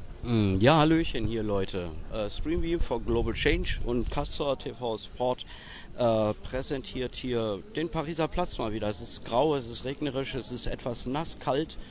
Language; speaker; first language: German; native; German